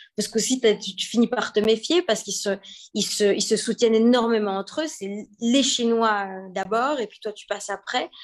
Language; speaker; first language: French; native; French